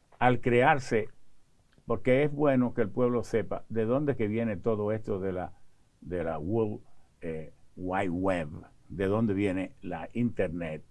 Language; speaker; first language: Spanish; early bilingual, other home language; French